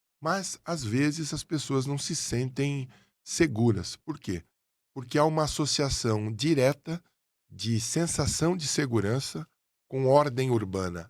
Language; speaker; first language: Portuguese; native; Portuguese